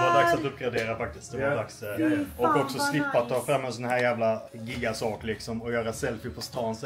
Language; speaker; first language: Swedish; native; Swedish